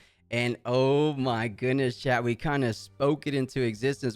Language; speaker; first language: English; native; English